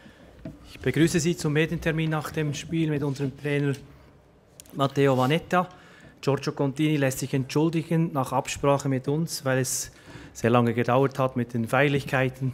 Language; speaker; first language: German; native; German